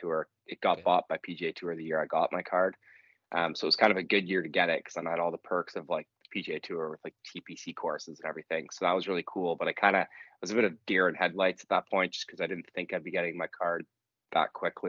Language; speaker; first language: English; native; English